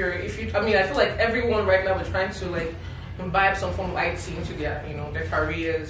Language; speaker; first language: English; non-native, local second language; Igbo